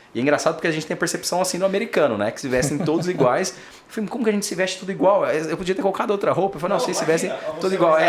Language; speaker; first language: Portuguese; native; Portuguese